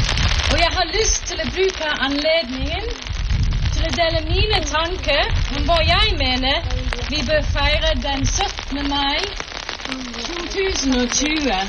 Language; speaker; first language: Norwegian; non-native, fluent; English